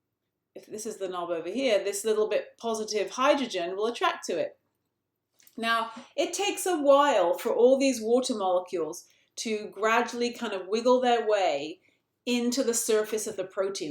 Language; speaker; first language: English; native; English